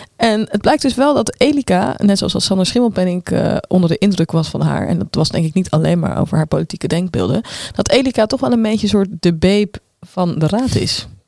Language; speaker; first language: Dutch; native; Dutch